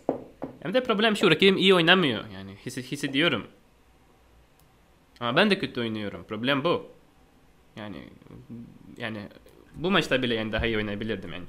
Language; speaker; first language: Turkish; non-native, fluent; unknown